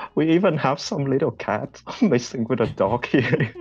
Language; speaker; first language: English; non-native, fluent; Vietnamese